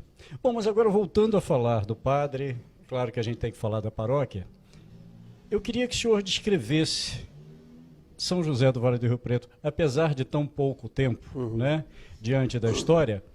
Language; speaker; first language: Portuguese; native; Portuguese